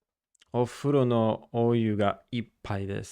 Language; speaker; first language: Japanese; non-native, learner; English